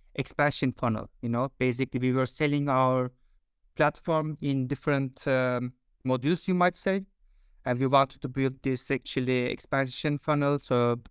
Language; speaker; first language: English; non-native, fluent; Turkish